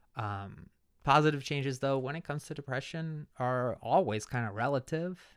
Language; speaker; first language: English; native; English